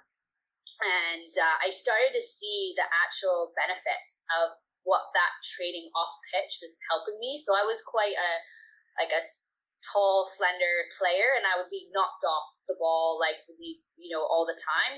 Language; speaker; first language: English; native; English